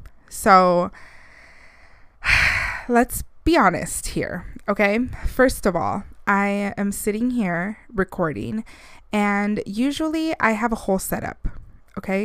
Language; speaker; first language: English; early bilingual, other home language; Spanish